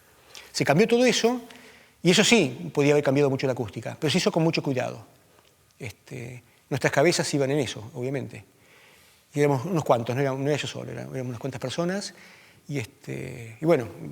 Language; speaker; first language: Spanish; native; Spanish